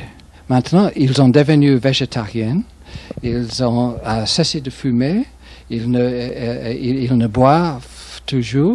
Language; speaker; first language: French; non-native, fluent; English